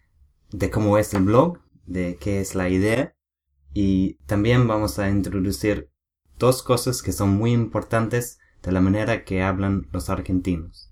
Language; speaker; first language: Spanish; non-native, learner; English